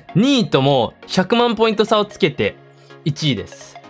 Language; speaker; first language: Japanese; early bilingual, heritage; Japanese